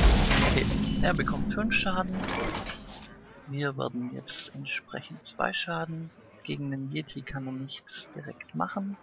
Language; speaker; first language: German; native; German